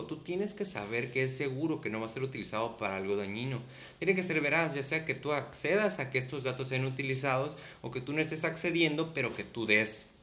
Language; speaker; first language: Spanish; native; Spanish